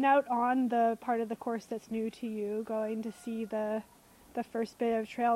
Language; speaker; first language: English; native; English